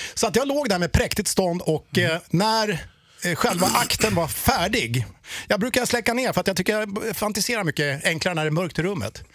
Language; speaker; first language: Swedish; native; Swedish